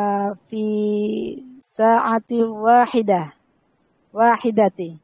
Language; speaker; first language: Arabic; non-native, learner; Indonesian